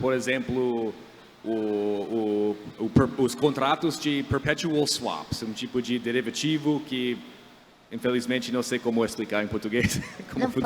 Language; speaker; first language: Portuguese; non-native, fluent; English